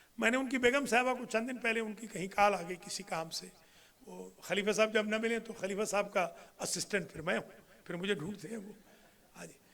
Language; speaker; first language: Urdu; non-native, local second language; Punjabi